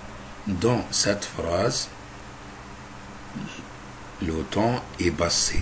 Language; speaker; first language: French; non-native, fluent; Arabic